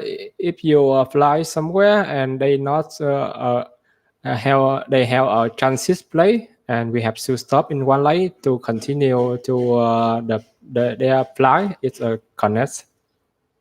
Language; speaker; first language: English; non-native, learner; Vietnamese